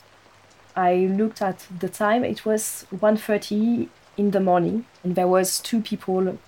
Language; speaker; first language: English; non-native, fluent; French